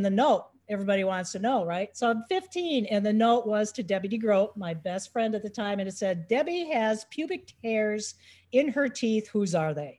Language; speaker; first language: English; native; English